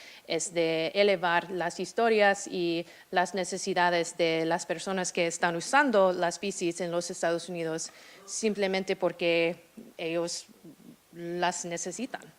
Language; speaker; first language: Spanish; non-native, fluent; English